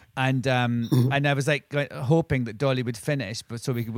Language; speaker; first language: English; native; English